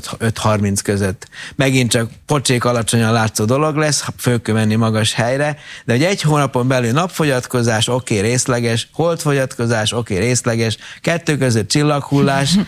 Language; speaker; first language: Hungarian; native; Hungarian